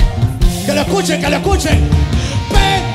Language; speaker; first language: Spanish; native; Spanish